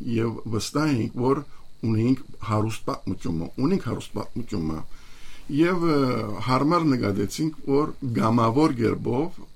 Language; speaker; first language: Armenian; native; Armenian